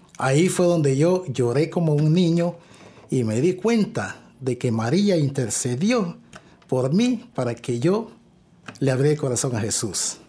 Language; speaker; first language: Spanish; native; Spanish